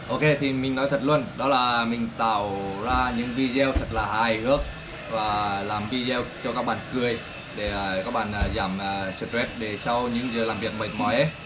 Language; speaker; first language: Vietnamese; native; Vietnamese